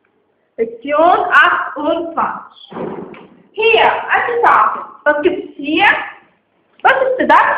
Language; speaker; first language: German; non-native, fluent; Arabic